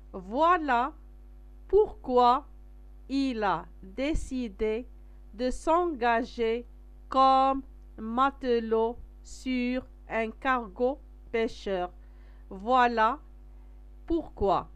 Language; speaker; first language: French; non-native, local second language; Arabic